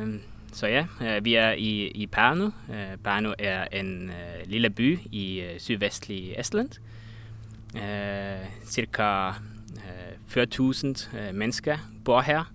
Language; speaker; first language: Danish; non-native, learner; Estonian